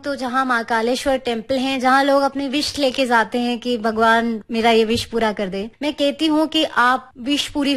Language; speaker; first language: Hindi; native; Hindi